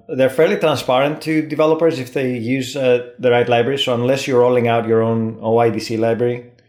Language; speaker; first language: English; non-native, fluent; Greek